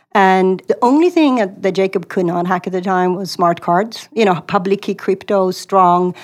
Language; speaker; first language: English; non-native, fluent; Swedish